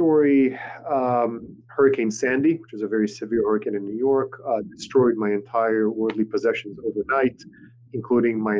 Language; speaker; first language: English; non-native, fluent; Hebrew